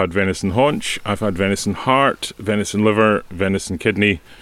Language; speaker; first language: English; native; English